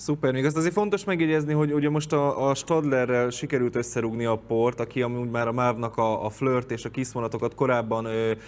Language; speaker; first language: Hungarian; native; Hungarian